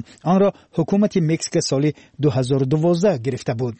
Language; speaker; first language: Persian; native; Persian